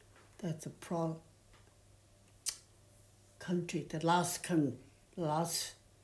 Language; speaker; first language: English; non-native, fluent; Chinese